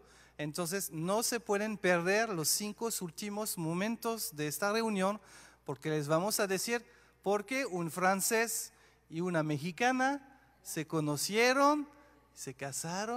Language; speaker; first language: Spanish; non-native, fluent; French